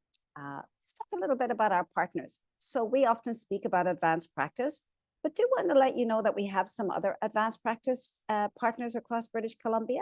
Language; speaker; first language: English; native; English